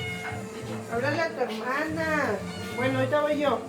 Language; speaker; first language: Spanish; native; Spanish